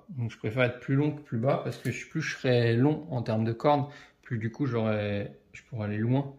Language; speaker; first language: French; native; French